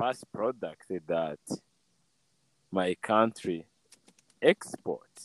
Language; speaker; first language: English; non-native, local second language; Kinyarwanda